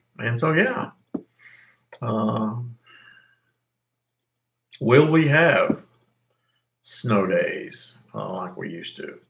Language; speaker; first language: English; native; English